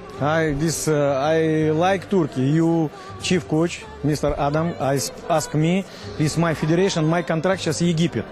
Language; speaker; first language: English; non-native, learner; Russian